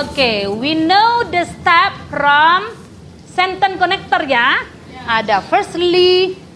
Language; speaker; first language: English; non-native, learner; Indonesian